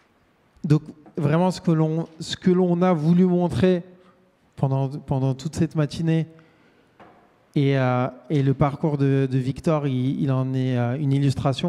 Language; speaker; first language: French; native; French